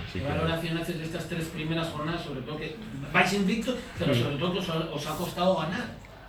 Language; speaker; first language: Spanish; native; Spanish